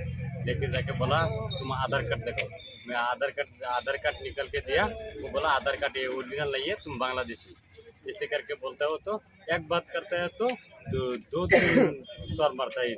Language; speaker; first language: Hindi; non-native, local second language; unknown